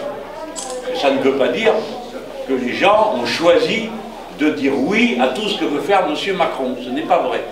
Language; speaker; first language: French; native; French